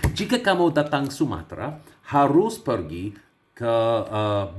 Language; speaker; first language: Indonesian; non-native, learner; English